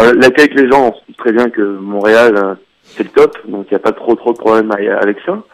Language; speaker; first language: French; native; French